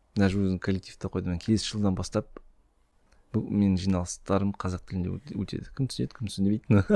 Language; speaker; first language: Kazakh; non-native, local second language; Russian